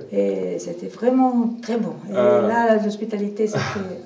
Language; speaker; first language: French; non-native, fluent; Italian